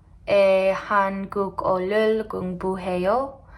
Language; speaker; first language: Korean; non-native, learner; English